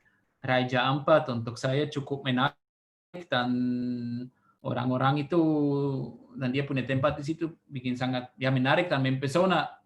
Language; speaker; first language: Indonesian; non-native, fluent; Swiss German